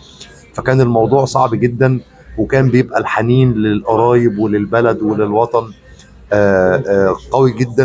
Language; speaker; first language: Arabic; native; Arabic